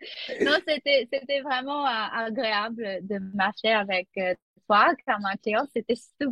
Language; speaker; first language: French; non-native, learner; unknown